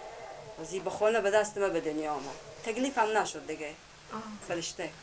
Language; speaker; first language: Persian; native; Persian